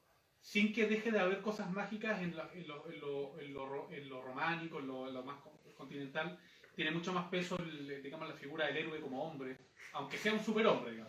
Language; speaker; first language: Spanish; native; Spanish